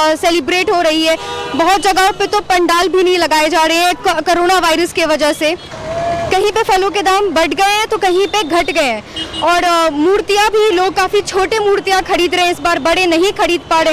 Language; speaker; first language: Hindi; native; Hindi